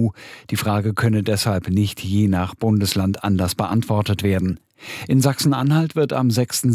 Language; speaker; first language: German; native; German